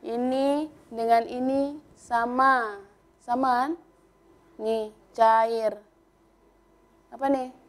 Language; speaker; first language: Indonesian; native; Indonesian